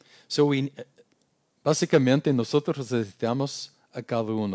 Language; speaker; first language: Spanish; non-native, learner; English